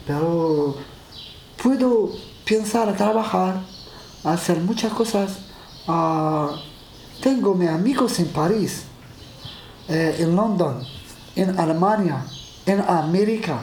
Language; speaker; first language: Spanish; non-native, learner; Arabic